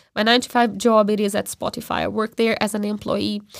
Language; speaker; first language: English; non-native, fluent; Portuguese